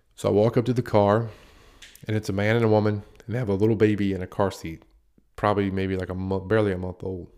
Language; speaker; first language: English; native; English